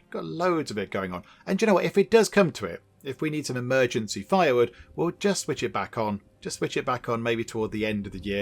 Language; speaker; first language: English; native; English